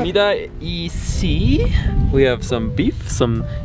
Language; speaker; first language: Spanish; non-native, learner; English